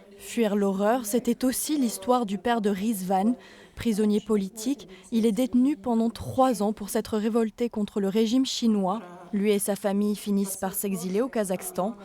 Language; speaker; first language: French; native; French